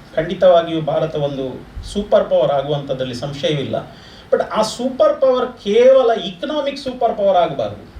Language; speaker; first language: Kannada; non-native, local second language; Konkani